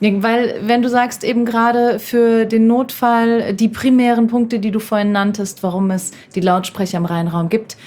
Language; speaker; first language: German; native; German